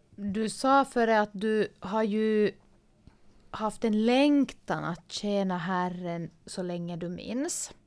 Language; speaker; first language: Swedish; native; Swedish